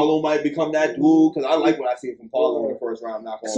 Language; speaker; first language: English; native; English